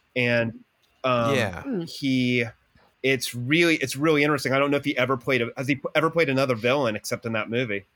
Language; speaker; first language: English; native; English